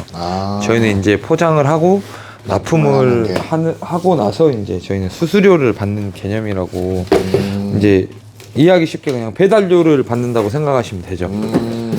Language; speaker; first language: Korean; native; Korean